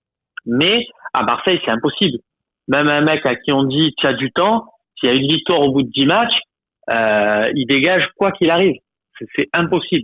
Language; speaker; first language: French; native; French